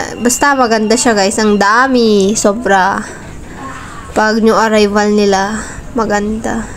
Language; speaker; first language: Filipino; non-native, local second language; Iloko